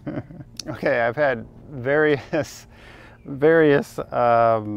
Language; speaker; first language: English; native; English